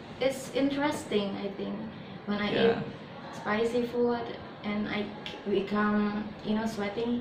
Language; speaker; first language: English; non-native, learner; Indonesian